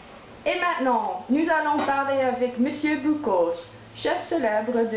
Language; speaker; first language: French; non-native, learner; English